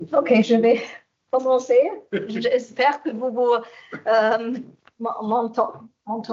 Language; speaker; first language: French; non-native, fluent; German